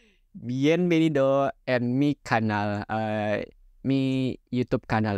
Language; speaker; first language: Spanish; non-native, learner; Indonesian